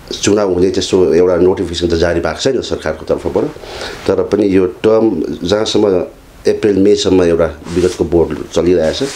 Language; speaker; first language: Nepali; native; Nepali